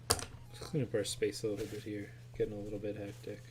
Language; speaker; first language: English; native; English